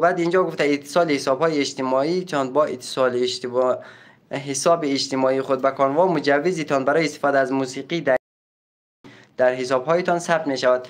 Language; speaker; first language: Persian; native; Persian